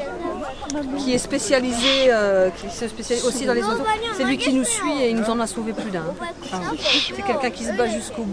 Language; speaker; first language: French; native; French